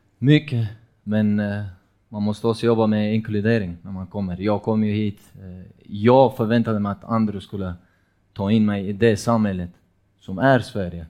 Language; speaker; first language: Swedish; non-native, fluent; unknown